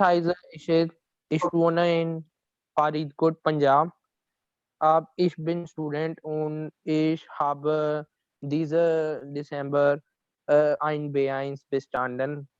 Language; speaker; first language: German; non-native, learner; Punjabi